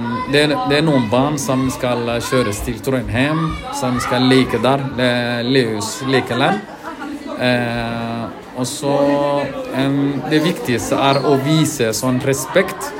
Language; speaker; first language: Norwegian; non-native, learner; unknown